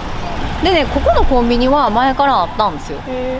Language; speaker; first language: Japanese; native; Japanese